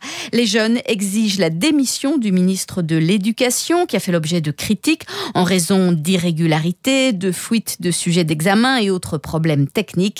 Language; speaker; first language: French; native; French